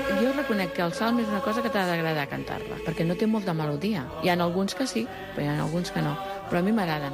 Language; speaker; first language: Catalan; early bilingual, other home language; Spanish